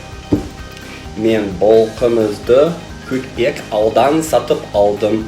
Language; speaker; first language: Kazakh; non-native, learner; English